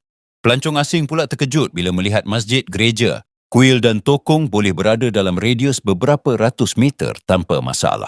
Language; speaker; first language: Malay; native; Malay